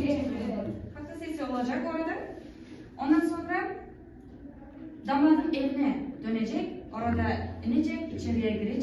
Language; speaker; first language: Turkish; non-native, learner; Uzbek